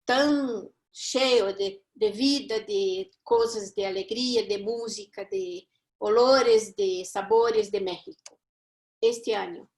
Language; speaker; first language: Spanish; non-native, fluent; Portuguese